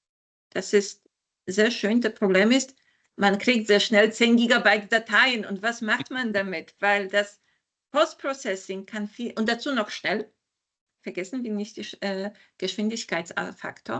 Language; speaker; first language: German; non-native, fluent; Polish